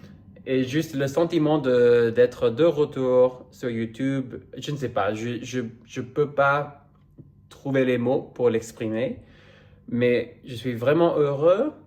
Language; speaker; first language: French; non-native, fluent; English